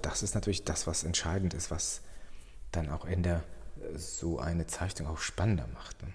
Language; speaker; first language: German; native; German